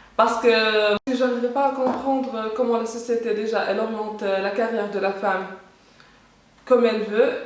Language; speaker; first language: French; non-native, local second language; Arabic